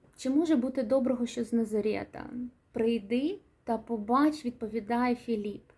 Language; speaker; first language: Ukrainian; non-native, local second language; Russian